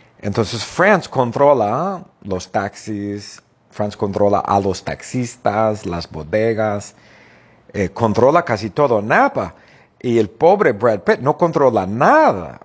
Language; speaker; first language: Spanish; non-native, fluent; English